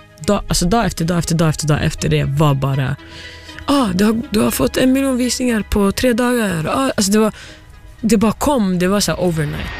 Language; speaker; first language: Swedish; native; Swedish